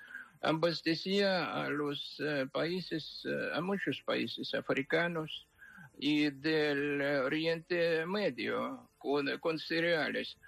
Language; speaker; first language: Spanish; non-native, fluent; Ukrainian